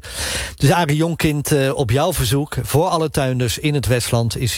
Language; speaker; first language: Dutch; native; Dutch